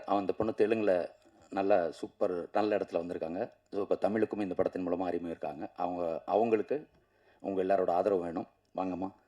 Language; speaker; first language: Tamil; native; Tamil